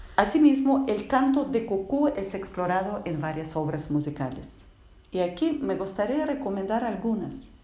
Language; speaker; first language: Spanish; non-native, fluent; Russian